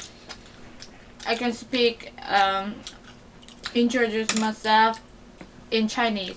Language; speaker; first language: English; non-native, learner; Korean